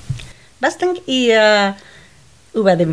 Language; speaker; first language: German; non-native, learner; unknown